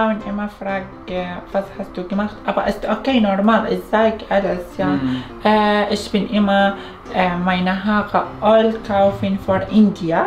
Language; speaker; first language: German; non-native, learner; Arabic